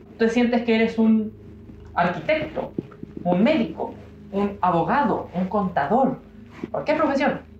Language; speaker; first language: Spanish; native; Spanish